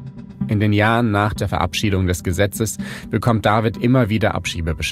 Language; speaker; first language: German; native; German